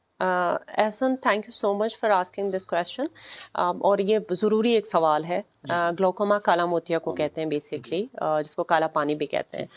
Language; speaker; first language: Urdu; non-native, local second language; Khowar